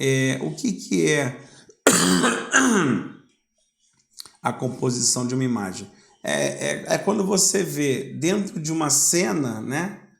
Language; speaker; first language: Portuguese; native; Portuguese